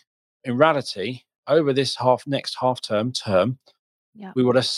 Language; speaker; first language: English; native; English